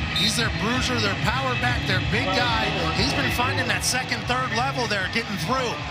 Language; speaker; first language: English; native; English